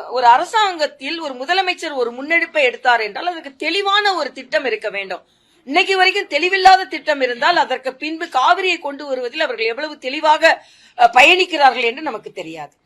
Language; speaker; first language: Tamil; native; Tamil